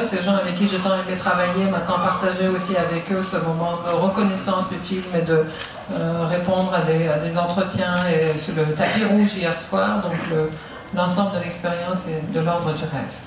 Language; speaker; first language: French; native; French